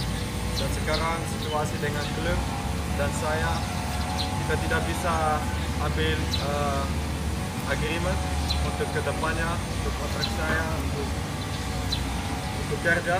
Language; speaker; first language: Indonesian; non-native, learner; Dutch